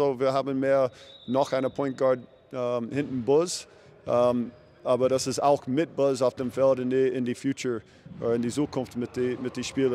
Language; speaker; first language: German; non-native, learner; English